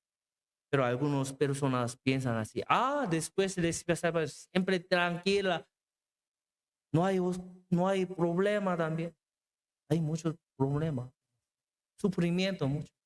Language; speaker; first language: Spanish; non-native, learner; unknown